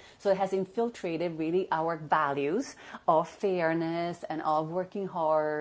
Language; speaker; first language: English; non-native, fluent; Italian